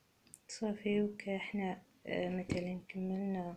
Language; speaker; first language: Arabic; native; Arabic